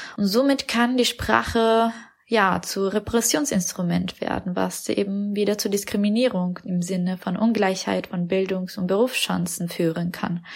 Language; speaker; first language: German; non-native, fluent; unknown